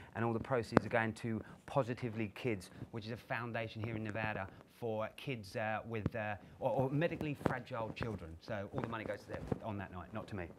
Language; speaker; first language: English; native; English